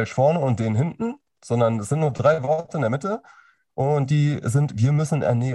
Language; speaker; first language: German; native; German